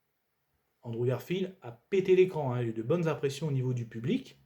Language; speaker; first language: French; native; French